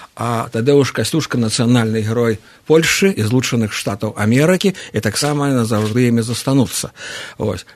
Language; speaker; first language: Belarusian; native; Belarusian